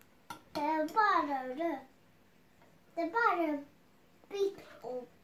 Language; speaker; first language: Swedish; non-native, learner; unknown